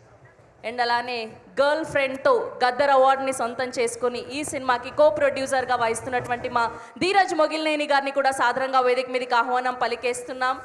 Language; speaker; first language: Telugu; native; Telugu